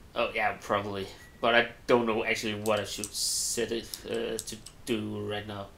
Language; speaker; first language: English; non-native, fluent; Danish